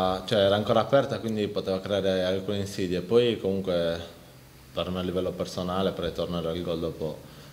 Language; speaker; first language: Italian; native; Italian